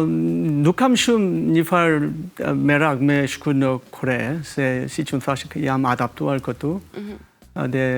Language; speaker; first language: Albanian; non-native, learner; Korean